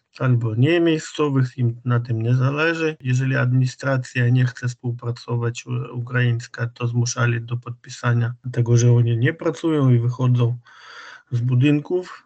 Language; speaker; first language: Polish; non-native, fluent; Ukrainian